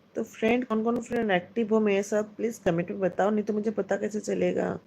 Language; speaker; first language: Hindi; non-native, local second language; Bangla